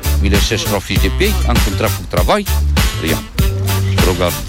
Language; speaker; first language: French; non-native, learner; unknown